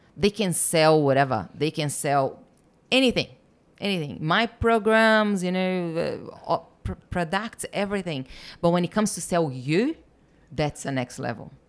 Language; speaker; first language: English; non-native, fluent; Portuguese